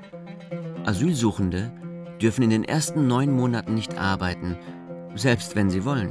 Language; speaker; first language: German; native; German